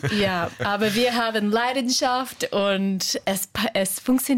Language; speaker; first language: German; non-native, learner; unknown